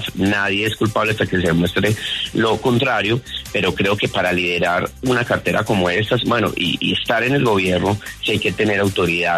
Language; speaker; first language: Spanish; native; Spanish